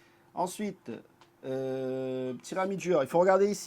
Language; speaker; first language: French; native; French